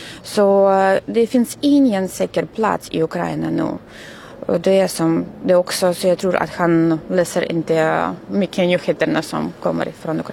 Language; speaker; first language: Swedish; non-native, fluent; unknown